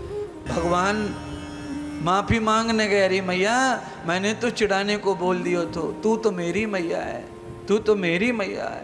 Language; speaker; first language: Hindi; native; Hindi